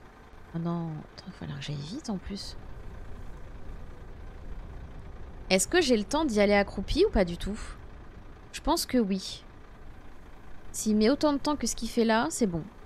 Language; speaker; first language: French; native; French